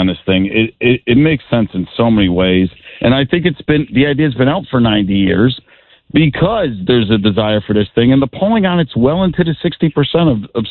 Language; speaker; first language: English; native; English